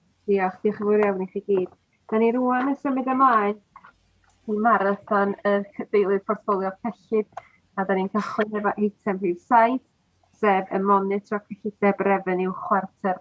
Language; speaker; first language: Welsh; native; Welsh